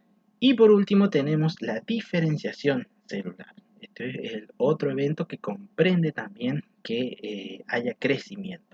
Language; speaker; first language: Spanish; native; Spanish